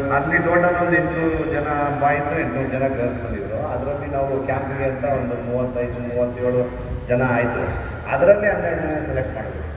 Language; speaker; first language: Kannada; native; Kannada